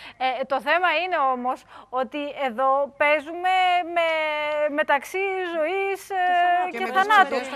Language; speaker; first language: Greek; native; Greek